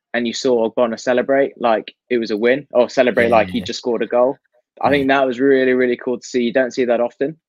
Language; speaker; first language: English; native; English